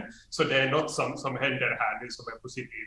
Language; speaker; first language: Swedish; non-native, fluent; Finnish